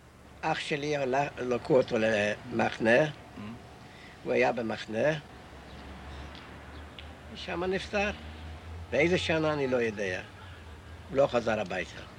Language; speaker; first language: Hebrew; non-native, learner; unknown